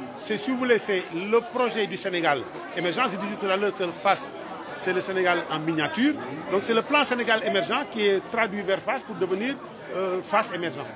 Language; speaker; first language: French; non-native, local second language; Wolof